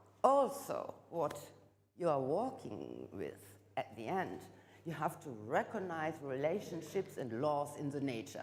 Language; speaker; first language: English; non-native, fluent; German